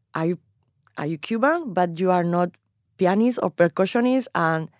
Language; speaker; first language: English; non-native, fluent; Spanish